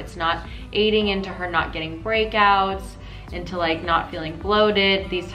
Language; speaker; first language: English; native; English